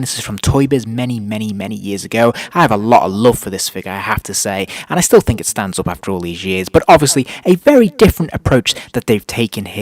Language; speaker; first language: English; native; English